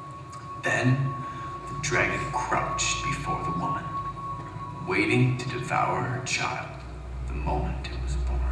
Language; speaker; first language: English; native; English